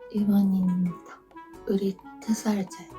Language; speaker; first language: Korean; non-native, fluent; Japanese